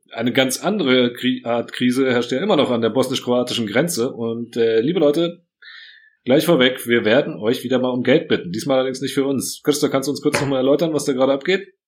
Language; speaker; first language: German; early bilingual, other home language; Croatian